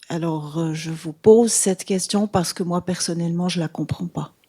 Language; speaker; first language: French; native; French